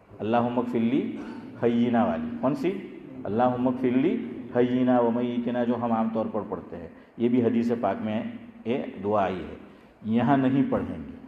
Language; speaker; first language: Urdu; non-native, local second language; Gujarati